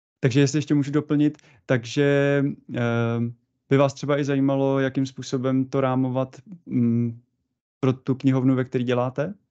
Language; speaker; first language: Czech; native; Czech